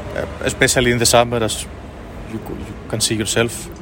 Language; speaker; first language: English; non-native, fluent; Greek